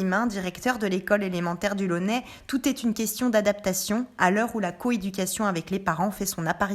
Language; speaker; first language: French; native; French